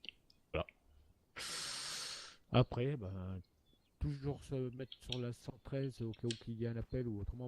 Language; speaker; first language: French; native; French